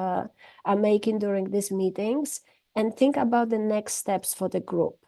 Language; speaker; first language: English; non-native, fluent; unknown